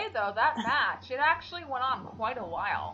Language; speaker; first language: English; native; English